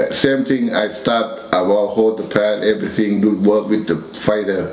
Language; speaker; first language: English; non-native, learner; Thai